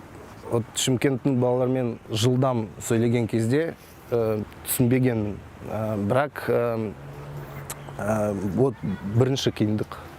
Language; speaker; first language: Kazakh; non-native, local second language; Russian